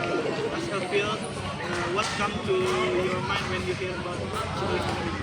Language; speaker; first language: English; non-native, learner; Indonesian